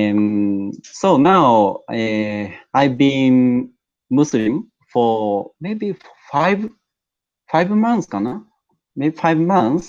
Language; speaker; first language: English; non-native, learner; Japanese